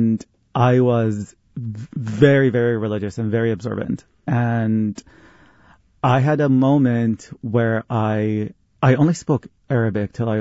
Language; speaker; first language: English; non-native, fluent; Arabic